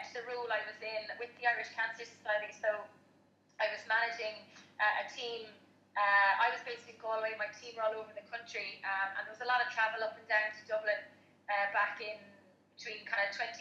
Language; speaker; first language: English; native; English